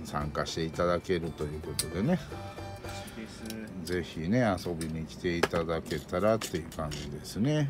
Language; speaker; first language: Japanese; native; Japanese